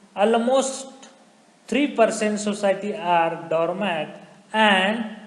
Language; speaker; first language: English; non-native, local second language; Marathi